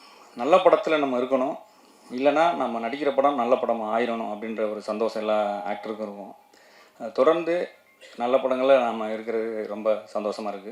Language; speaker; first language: Tamil; native; Tamil